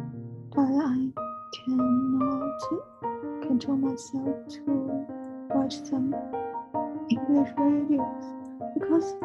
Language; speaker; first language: English; non-native, learner; Chinese